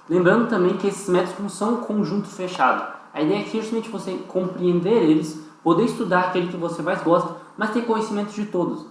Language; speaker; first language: Portuguese; native; Portuguese